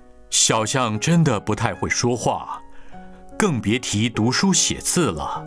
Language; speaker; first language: Chinese; native; Chinese